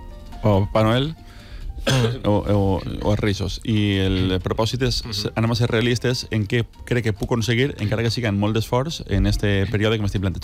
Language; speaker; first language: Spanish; non-native, local second language; Catalan